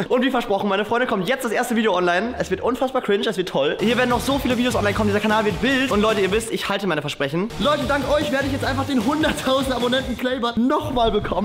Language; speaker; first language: German; native; German